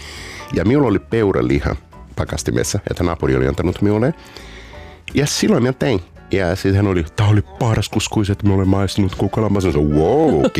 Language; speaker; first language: Finnish; non-native, learner; Portuguese